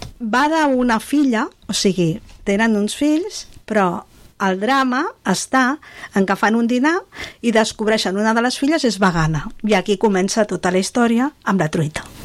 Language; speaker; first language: Catalan; native; Catalan